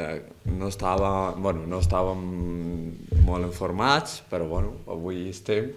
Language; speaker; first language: Catalan; early bilingual, other home language; Arabic